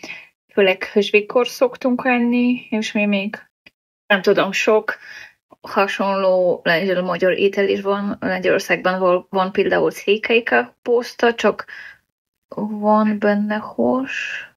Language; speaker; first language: Hungarian; non-native, learner; Polish